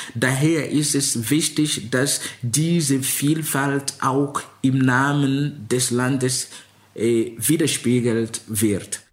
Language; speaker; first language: German; non-native, fluent; Mossi